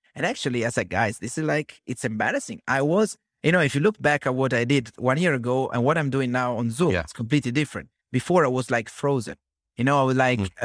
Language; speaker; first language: English; non-native, fluent; Italian